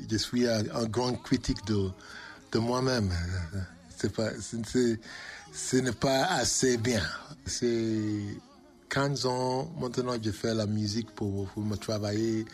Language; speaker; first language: French; non-native, learner; English